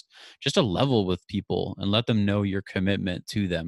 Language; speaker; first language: English; native; English